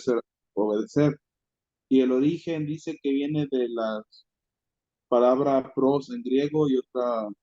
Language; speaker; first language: Spanish; native; Spanish